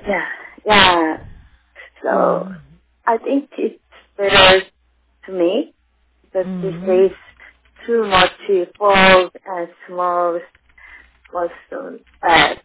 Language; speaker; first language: English; non-native, learner; Korean